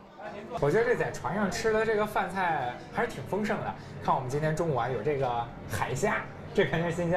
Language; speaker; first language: Chinese; native; Chinese